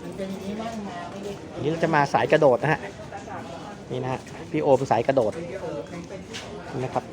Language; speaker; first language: Thai; native; Thai